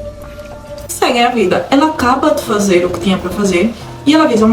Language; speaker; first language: Portuguese; native; Portuguese